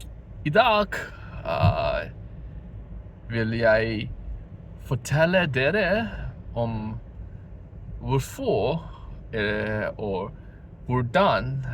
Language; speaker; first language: Norwegian; non-native, learner; Japanese